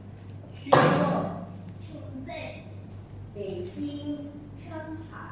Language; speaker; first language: Chinese; non-native, learner; Indonesian